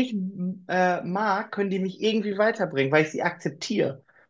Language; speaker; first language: German; native; German